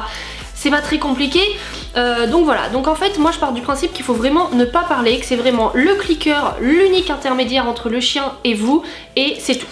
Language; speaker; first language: French; native; French